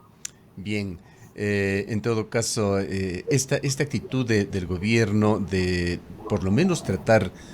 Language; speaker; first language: Spanish; native; Spanish